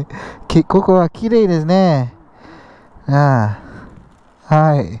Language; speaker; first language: Japanese; non-native, learner; English